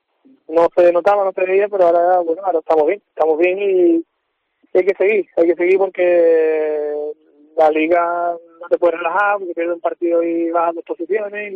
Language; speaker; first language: Spanish; native; Spanish